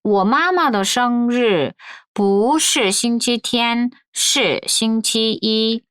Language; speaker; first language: Chinese; non-native, fluent; Korean